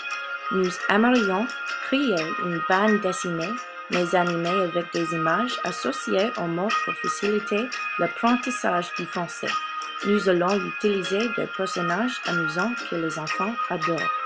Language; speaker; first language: French; non-native, learner; English